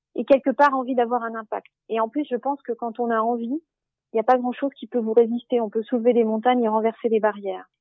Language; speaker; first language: French; native; French